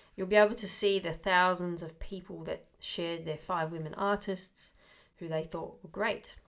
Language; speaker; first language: English; native; English